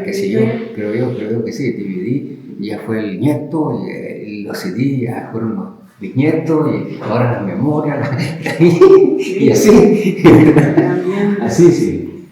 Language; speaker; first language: Spanish; native; Spanish